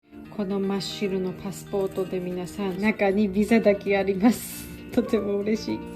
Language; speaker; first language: Japanese; non-native, learner; Georgian